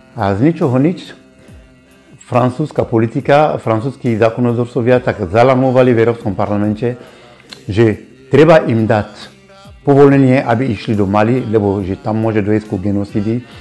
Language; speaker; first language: Slovak; non-native, fluent; Bambara